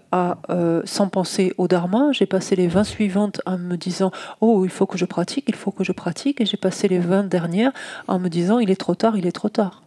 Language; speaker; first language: French; native; French